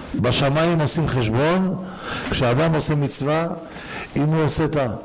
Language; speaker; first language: Hebrew; native; Hebrew